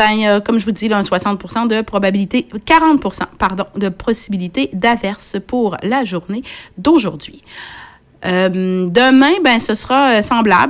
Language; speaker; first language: French; native; French